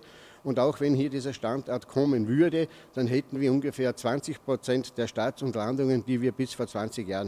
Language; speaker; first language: German; native; German